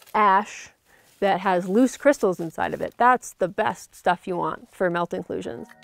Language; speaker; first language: English; native; English